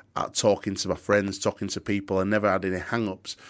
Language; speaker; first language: English; native; English